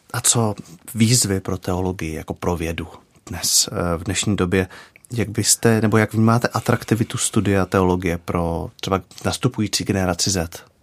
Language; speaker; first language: Czech; native; Czech